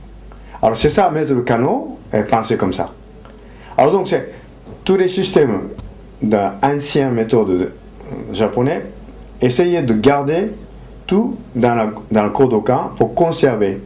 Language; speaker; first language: French; non-native, fluent; Japanese